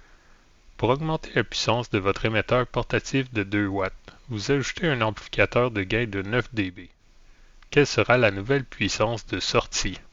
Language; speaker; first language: French; native; French